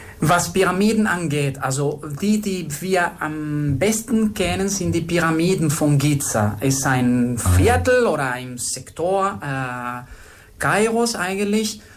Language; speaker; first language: German; non-native, fluent; Spanish